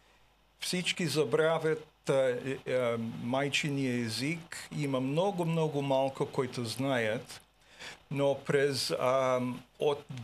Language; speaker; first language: Bulgarian; early bilingual, heritage; Bulgarian